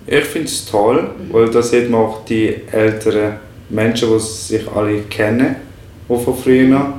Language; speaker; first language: German; non-native, fluent; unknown